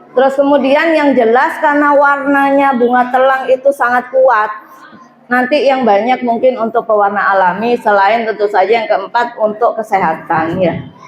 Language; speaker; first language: Indonesian; non-native, local second language; Javanese